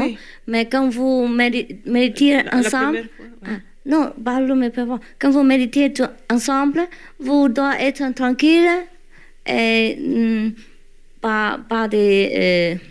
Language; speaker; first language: French; non-native, learner; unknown